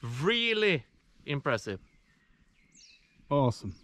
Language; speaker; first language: English; non-native, fluent; Norwegian